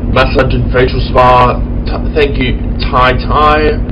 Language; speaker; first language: English; native; English